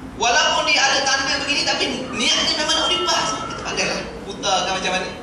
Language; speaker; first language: Malay; native; Malay